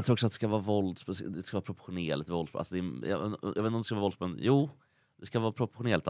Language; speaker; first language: Swedish; native; Swedish